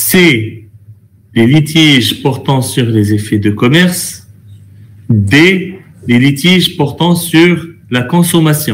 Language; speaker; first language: French; non-native, local second language; Arabic